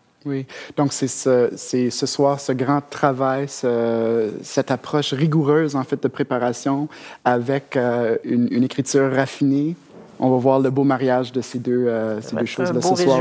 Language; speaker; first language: French; native; French